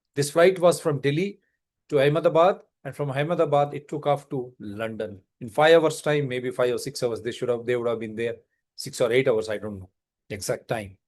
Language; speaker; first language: English; non-native, local second language; Telugu